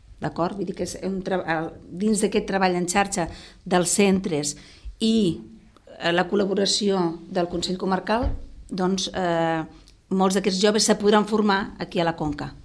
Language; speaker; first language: Catalan; non-native, local second language; Spanish